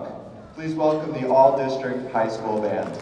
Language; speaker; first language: English; native; English